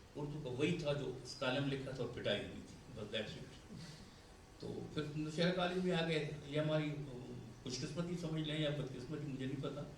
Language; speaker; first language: Urdu; non-native, local second language; Pashto